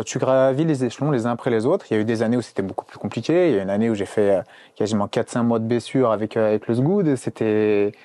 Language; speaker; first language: French; native; French